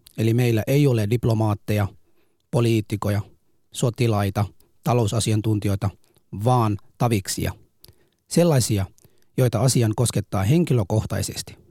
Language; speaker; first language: Finnish; non-native, fluent; Somali